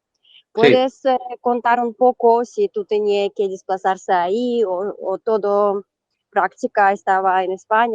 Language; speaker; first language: Spanish; non-native, learner; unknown